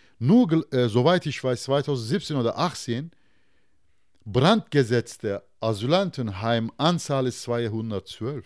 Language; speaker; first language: German; non-native, fluent; Turkish